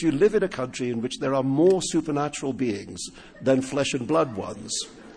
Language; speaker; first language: English; non-native, local second language; Urdu